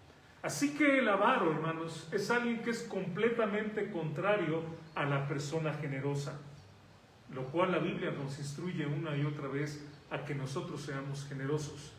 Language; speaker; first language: Spanish; native; Spanish